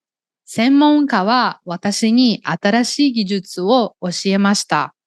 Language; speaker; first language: Japanese; non-native, learner; Portuguese